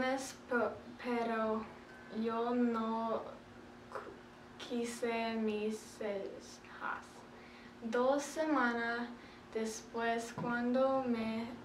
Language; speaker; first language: Spanish; non-native, learner; English